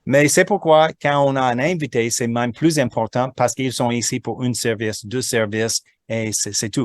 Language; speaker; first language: French; non-native, fluent; English